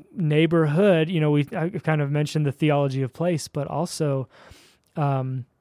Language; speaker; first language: English; native; English